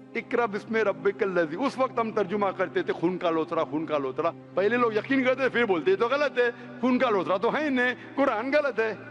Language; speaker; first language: Hindi; non-native, local second language; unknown